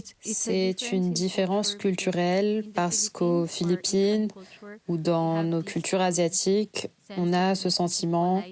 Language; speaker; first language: French; non-native, fluent; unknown